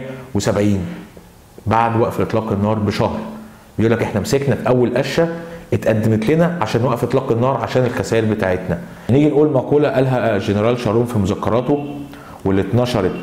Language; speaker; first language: Arabic; native; Arabic